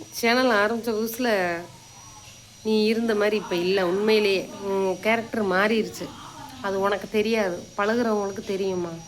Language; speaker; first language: Tamil; native; Tamil